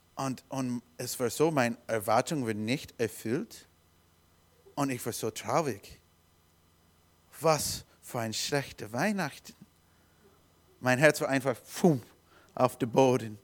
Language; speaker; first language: German; non-native, learner; English